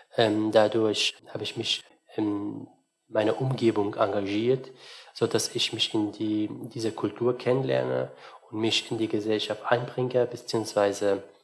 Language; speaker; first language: German; non-native, fluent; Arabic